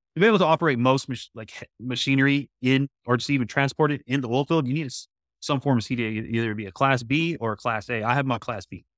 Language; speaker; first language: English; native; English